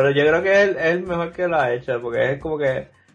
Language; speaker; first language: Spanish; native; Spanish